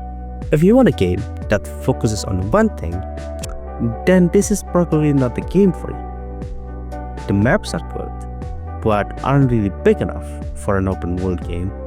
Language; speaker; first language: English; non-native, fluent; Indonesian